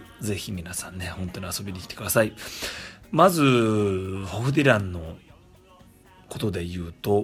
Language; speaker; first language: Japanese; native; Japanese